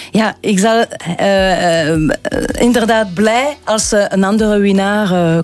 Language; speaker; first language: Dutch; non-native, local second language; French